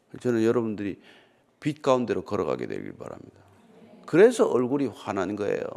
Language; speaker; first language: Korean; native; Korean